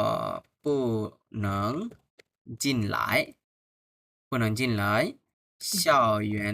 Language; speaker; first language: Chinese; non-native, fluent; Bangla